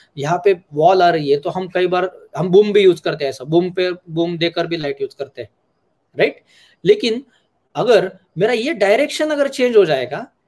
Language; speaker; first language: Hindi; non-native, local second language; Marathi